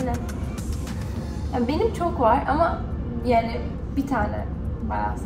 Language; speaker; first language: Turkish; early bilingual, heritage; Turkish